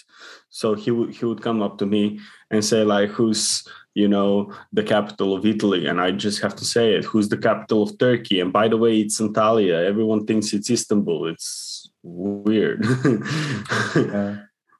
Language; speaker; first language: English; non-native, fluent; Macedonian